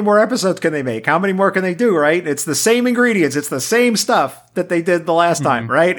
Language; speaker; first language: English; native; English